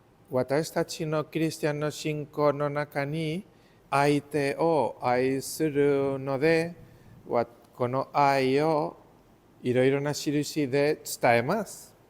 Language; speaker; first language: Japanese; non-native, learner; Spanish